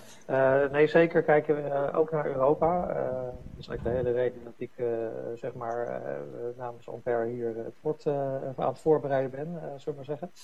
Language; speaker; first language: Dutch; native; Dutch